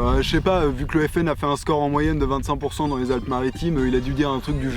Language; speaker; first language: French; native; French